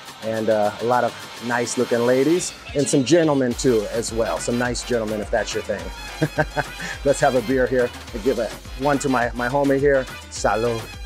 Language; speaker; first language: English; native; English